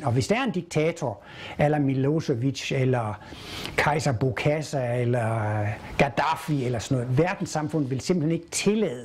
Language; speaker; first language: Danish; native; Danish